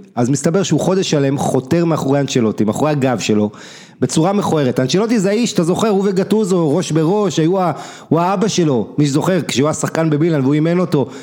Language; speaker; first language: Hebrew; native; Hebrew